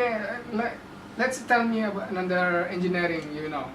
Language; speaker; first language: English; non-native, learner; Indonesian